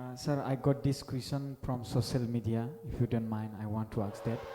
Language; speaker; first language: English; non-native, local second language; Bodo